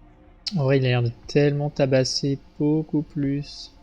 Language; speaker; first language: French; native; French